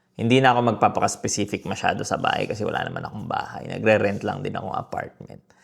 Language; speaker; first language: Filipino; native; Filipino